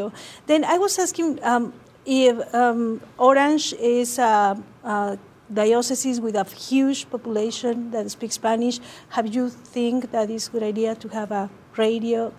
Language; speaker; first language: English; non-native, fluent; Spanish